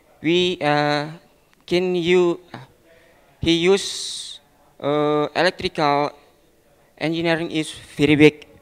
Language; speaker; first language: English; non-native, learner; Indonesian